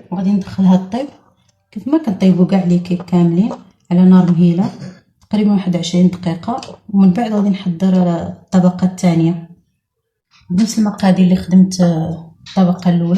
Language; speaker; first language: Arabic; native; Arabic